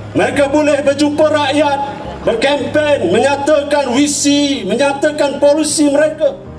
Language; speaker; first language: Malay; native; Malay